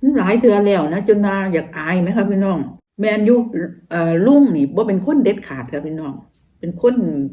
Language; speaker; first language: Thai; native; Thai